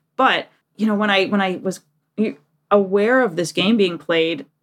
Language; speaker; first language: English; native; English